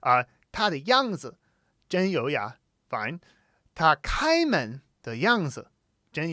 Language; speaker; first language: Chinese; non-native, fluent; English